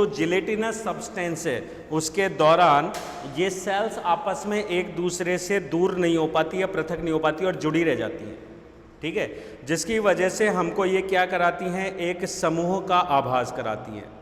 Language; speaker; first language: Hindi; native; Hindi